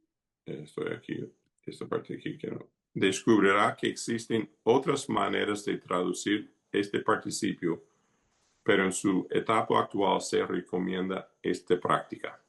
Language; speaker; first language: Spanish; non-native, fluent; English